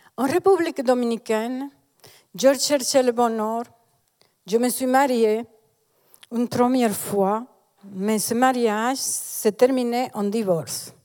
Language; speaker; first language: French; non-native, fluent; Spanish